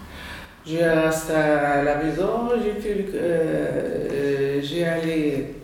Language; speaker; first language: French; non-native, learner; Arabic